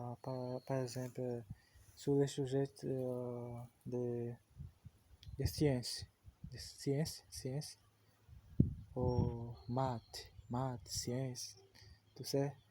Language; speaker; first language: French; non-native, learner; Portuguese